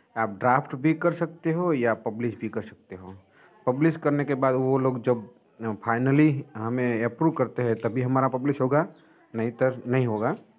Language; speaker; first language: Hindi; non-native, local second language; Gujarati